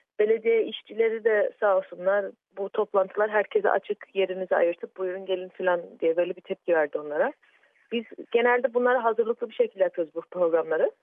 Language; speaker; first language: Turkish; early bilingual, heritage; Turkish